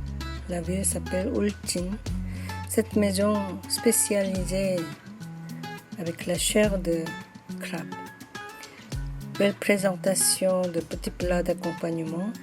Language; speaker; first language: French; non-native, fluent; Korean